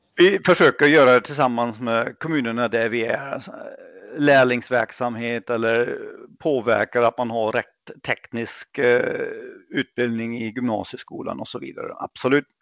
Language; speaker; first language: Swedish; non-native, fluent; German